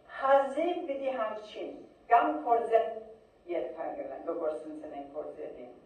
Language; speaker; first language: Armenian; early bilingual, heritage; Armenian